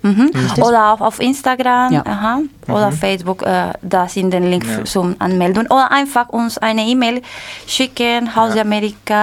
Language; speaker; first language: German; non-native, learner; Spanish